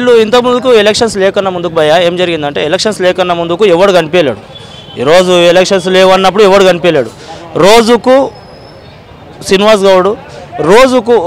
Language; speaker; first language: Telugu; native; Telugu